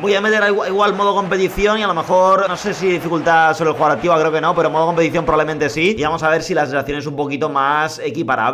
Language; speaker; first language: Spanish; native; Spanish